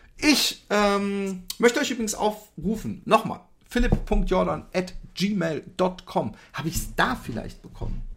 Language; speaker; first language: German; early bilingual, other home language; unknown